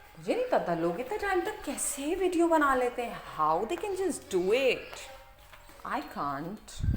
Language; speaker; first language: Urdu; native; Urdu